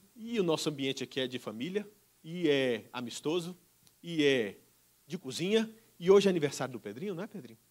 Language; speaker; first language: Portuguese; native; Portuguese